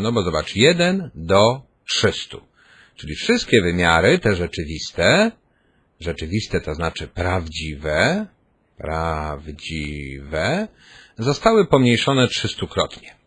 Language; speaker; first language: Polish; native; Polish